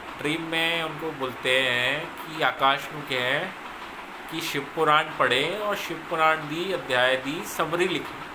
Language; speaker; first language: Hindi; native; Hindi